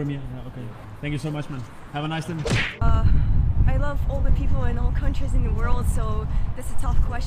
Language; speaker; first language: English; non-native, fluent; Turkish